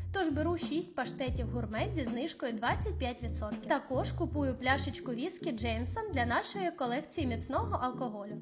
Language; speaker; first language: Ukrainian; native; Ukrainian